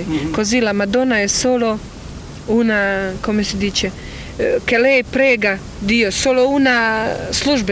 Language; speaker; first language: Italian; non-native, learner; Croatian